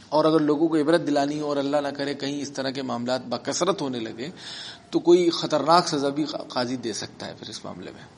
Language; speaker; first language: Urdu; native; Urdu